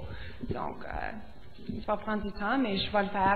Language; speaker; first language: French; non-native, local second language; English